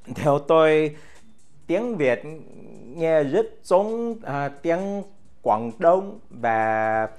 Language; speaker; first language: Vietnamese; non-native, learner; English